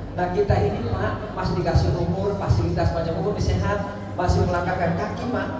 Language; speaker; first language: Indonesian; non-native, local second language; Javanese